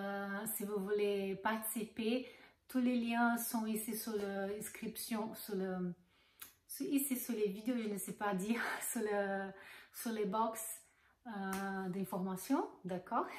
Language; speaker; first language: French; non-native, fluent; Portuguese